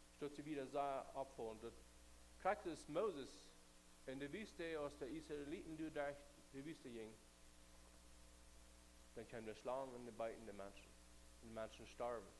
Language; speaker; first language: German; non-native, learner; Plautdietsch